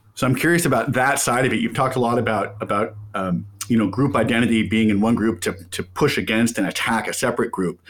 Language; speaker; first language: English; native; English